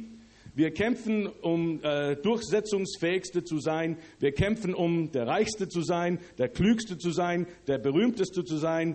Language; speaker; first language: German; early bilingual, other home language; English